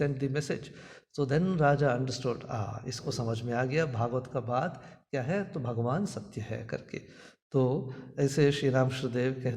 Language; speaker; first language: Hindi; non-native, local second language; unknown